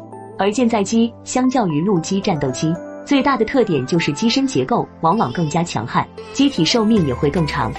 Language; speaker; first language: Chinese; native; Chinese